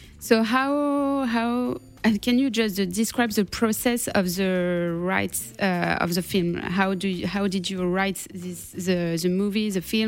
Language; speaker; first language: English; non-native, learner; French